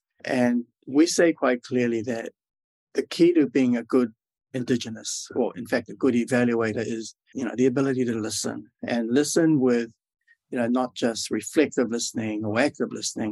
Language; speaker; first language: English; native; English